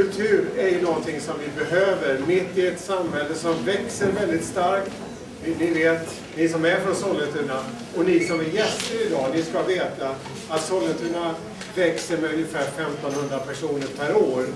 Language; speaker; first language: Swedish; native; Swedish